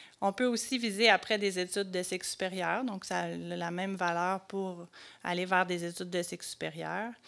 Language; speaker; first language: French; native; French